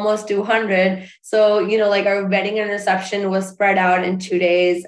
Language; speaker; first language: English; non-native, local second language; Urdu